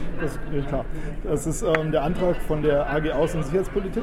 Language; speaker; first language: German; native; German